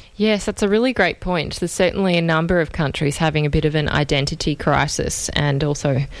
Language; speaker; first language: English; native; English